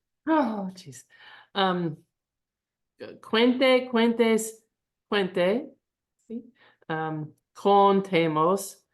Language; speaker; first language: Spanish; non-native, learner; English